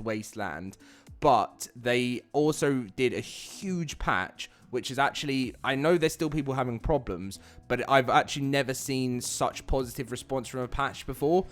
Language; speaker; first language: English; native; English